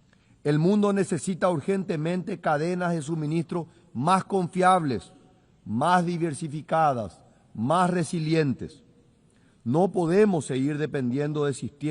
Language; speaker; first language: Spanish; native; Spanish